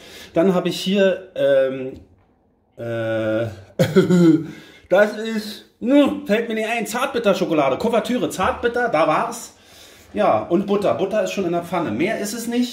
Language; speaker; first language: German; native; German